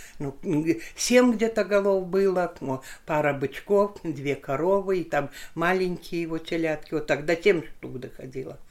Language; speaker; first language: Russian; non-native, local second language; Lithuanian